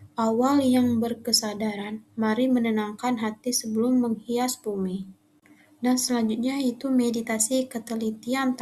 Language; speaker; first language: Indonesian; native; Indonesian